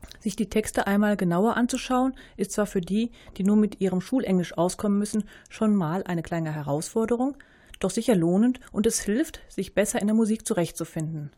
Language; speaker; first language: German; native; German